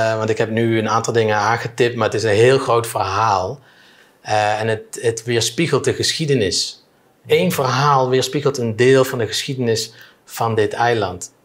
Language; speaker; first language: Dutch; native; Dutch